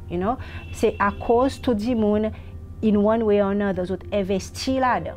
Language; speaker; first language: English; non-native, local second language; Seselwa Creole French